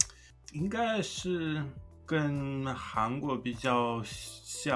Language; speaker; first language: Chinese; non-native, learner; English